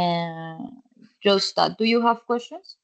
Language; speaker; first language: English; non-native, fluent; Spanish